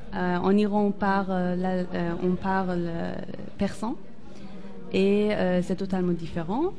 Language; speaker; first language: French; non-native, fluent; Persian